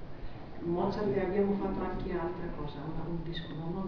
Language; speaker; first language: Italian; non-native, fluent; Greek